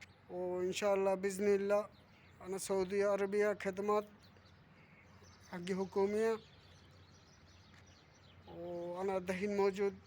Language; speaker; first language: Arabic; non-native, learner; Bangla